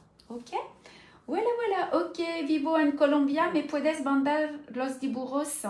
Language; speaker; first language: Spanish; non-native, learner; French